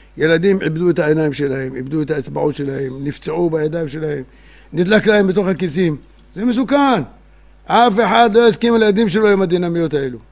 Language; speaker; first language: Hebrew; native; Hebrew